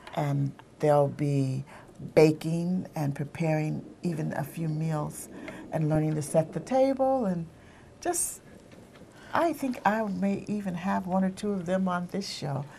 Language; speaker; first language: English; native; English